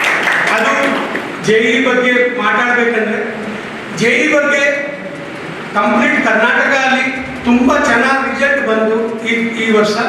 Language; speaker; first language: Kannada; non-native, local second language; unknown